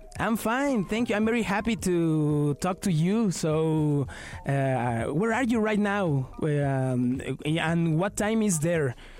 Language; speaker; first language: English; non-native, fluent; Spanish